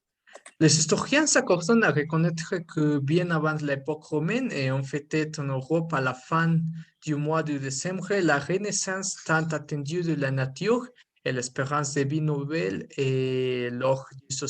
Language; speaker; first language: French; non-native, learner; Spanish